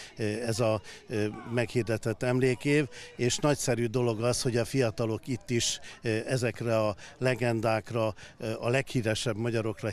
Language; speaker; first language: Hungarian; native; Hungarian